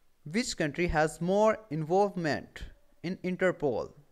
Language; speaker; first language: English; non-native, local second language; Urdu